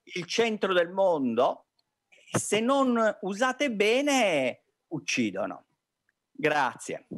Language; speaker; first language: Italian; native; Italian